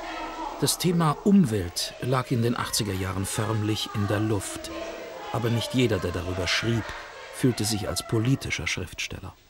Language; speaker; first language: German; native; German